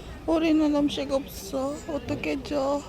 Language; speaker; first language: Korean; non-native, learner; Filipino